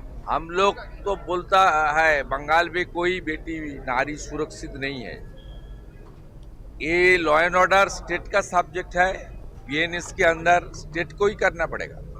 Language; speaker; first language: Hindi; non-native, local second language; Bangla